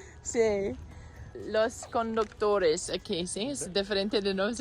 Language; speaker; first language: Spanish; non-native, learner; English